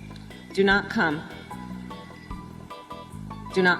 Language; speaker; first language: English; native; English